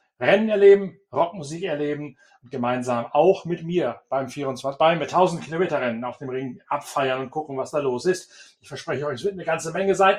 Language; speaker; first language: German; native; German